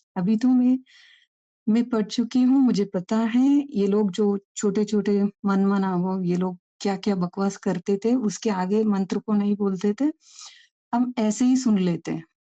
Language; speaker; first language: Hindi; non-native, local second language; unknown